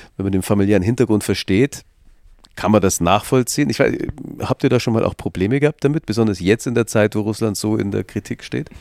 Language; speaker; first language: German; native; German